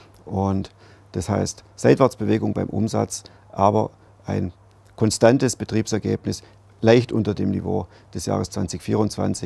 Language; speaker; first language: German; native; German